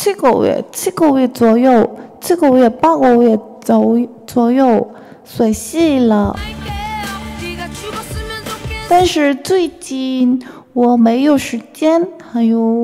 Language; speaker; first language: Chinese; non-native, learner; Korean